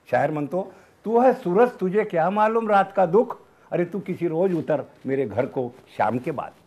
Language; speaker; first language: Hindi; non-native, local second language; Marathi